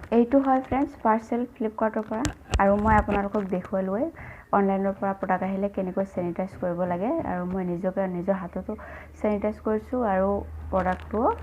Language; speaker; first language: Assamese; non-native, local second language; Bangla